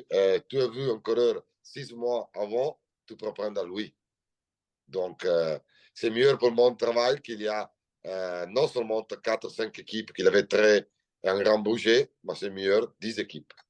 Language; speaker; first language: French; non-native, learner; Italian